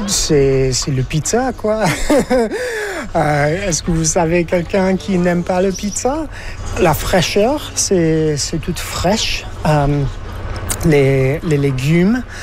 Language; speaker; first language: French; non-native, fluent; English